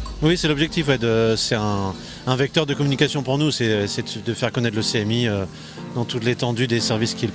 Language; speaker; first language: French; native; French